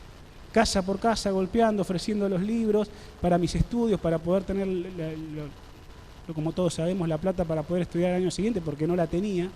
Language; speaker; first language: Spanish; native; Spanish